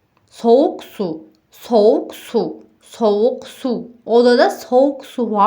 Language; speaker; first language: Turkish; non-native, fluent; Uzbek